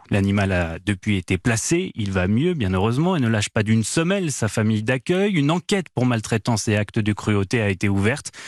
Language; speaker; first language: French; native; French